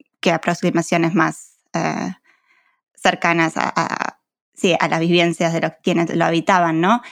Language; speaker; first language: Spanish; native; Spanish